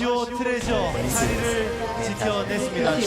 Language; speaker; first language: Korean; native; Korean